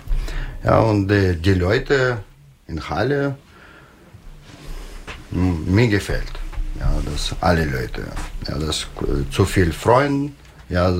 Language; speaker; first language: German; non-native, learner; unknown